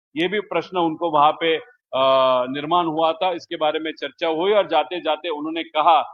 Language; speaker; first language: Hindi; non-native, local second language; Marathi